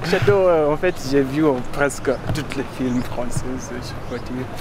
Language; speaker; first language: French; non-native, fluent; Luo (Kenya and Tanzania)